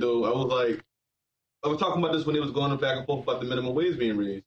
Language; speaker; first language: English; native; English